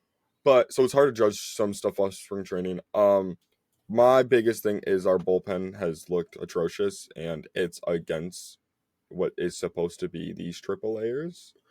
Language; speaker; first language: English; native; English